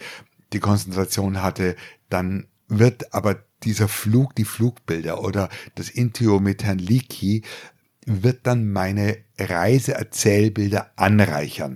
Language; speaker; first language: German; native; German